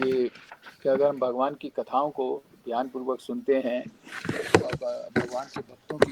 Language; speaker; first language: Hindi; native; Hindi